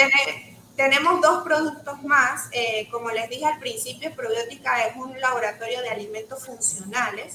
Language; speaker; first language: Spanish; native; Spanish